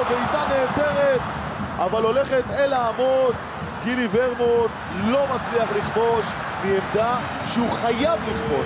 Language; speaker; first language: Hebrew; native; Hebrew